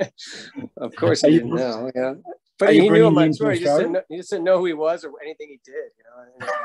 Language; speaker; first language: English; native; English